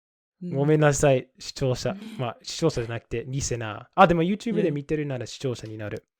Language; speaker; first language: Japanese; non-native, fluent; English